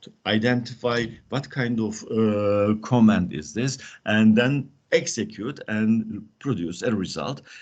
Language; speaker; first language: English; non-native, fluent; Turkish